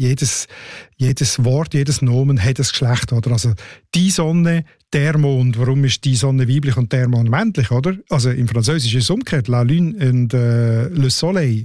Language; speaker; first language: German; native; German